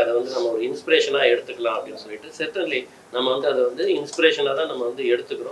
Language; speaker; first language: Tamil; native; Tamil